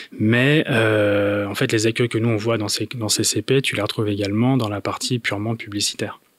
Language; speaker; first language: French; native; French